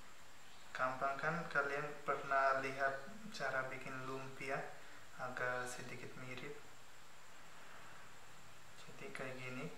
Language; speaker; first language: Indonesian; non-native, fluent; Bangla